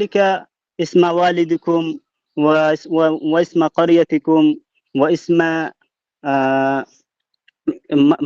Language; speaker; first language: Arabic; non-native, fluent; Bangla